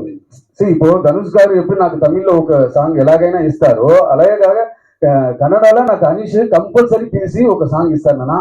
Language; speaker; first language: Telugu; non-native, fluent; Tamil